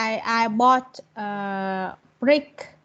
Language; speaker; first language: English; non-native, learner; Vietnamese